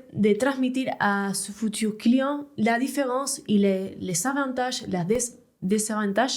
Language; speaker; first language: French; non-native, learner; Spanish